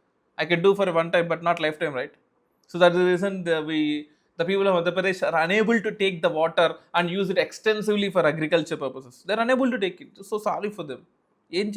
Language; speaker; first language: English; non-native, local second language; Telugu